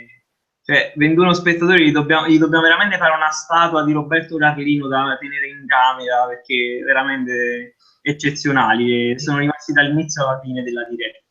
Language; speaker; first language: Italian; native; Italian